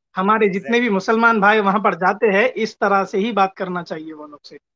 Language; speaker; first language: Hindi; native; Hindi